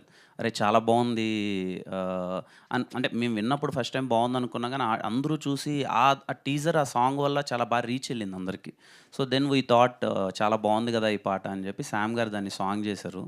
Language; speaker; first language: Telugu; native; Telugu